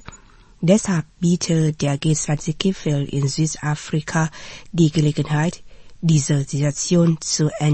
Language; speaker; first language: German; non-native, fluent; Vietnamese